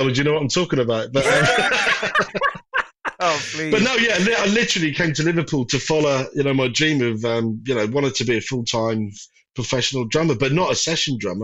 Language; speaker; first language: English; native; English